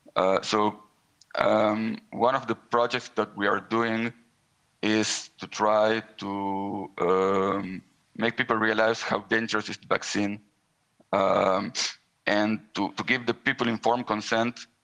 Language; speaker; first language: English; non-native, fluent; Hebrew